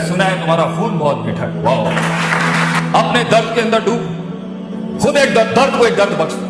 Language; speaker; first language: Urdu; non-native, local second language; Punjabi